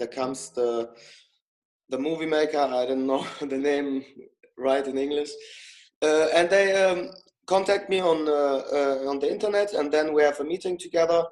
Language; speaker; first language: English; non-native, fluent; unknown